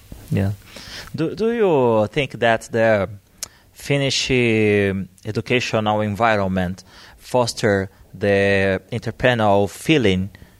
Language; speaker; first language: English; non-native, learner; Portuguese